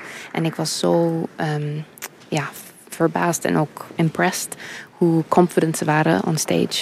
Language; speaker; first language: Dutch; early bilingual, heritage; English